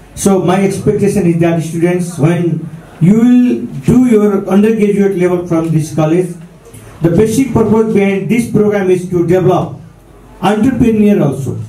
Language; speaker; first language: English; non-native, local second language; Nepali